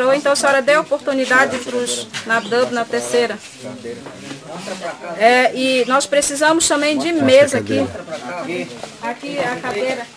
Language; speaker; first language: Portuguese; non-native, local second language; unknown